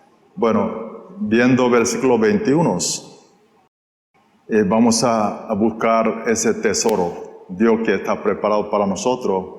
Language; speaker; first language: Spanish; non-native, fluent; Korean